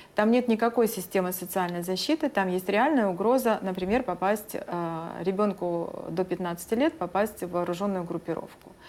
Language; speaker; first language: Russian; native; Russian